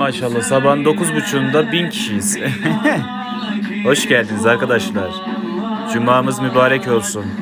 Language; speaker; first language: Turkish; native; Turkish